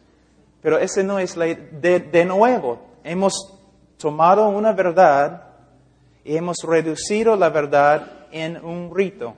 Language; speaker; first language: Spanish; non-native, fluent; English